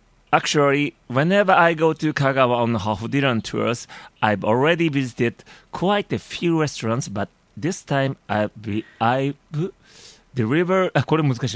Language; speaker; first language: English; non-native, learner; Japanese